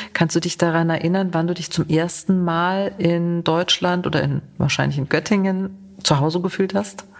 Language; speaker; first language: German; native; German